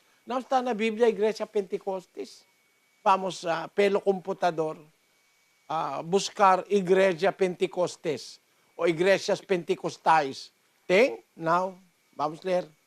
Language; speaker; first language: Portuguese; non-native, learner; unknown